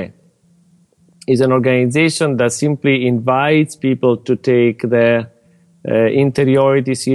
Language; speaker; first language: English; non-native, fluent; Italian